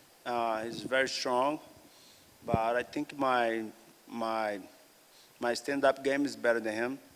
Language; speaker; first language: English; non-native, learner; Portuguese